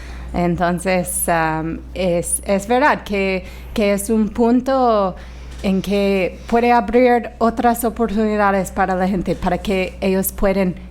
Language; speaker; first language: Spanish; non-native, fluent; English